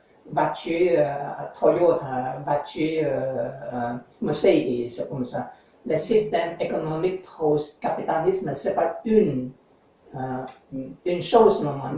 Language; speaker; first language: French; non-native, learner; English